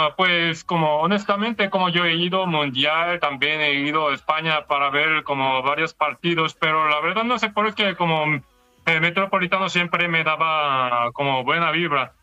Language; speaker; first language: Spanish; non-native, fluent; Korean